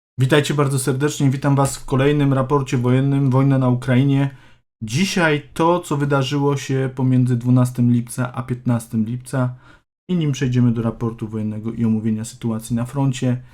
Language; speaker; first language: Polish; native; Polish